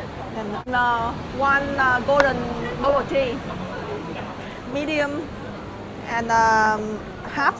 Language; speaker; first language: English; non-native, learner; Vietnamese